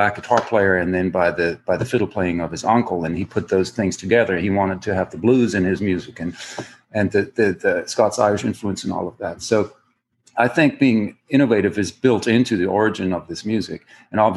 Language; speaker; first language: English; non-native, fluent; German